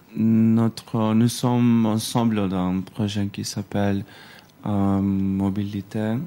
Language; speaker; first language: French; non-native, learner; Macedonian